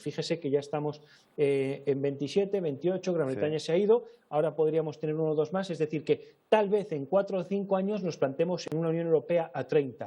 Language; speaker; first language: Spanish; native; Spanish